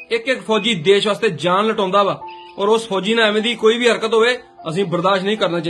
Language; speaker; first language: Hindi; non-native, local second language; Punjabi